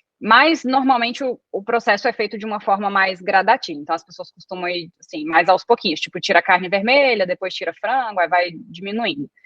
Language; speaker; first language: Portuguese; early bilingual, other home language; Italian